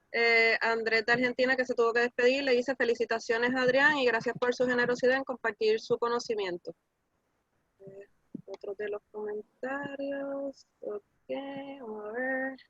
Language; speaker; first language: Spanish; native; Spanish